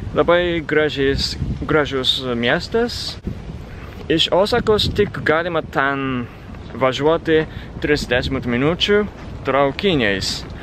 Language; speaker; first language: Lithuanian; non-native, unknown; Japanese